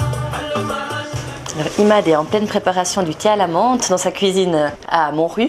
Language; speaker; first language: French; native; French